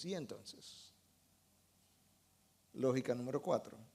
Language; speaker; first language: Spanish; native; Spanish